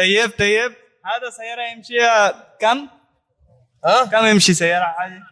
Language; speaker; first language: Arabic; non-native, learner; Bangla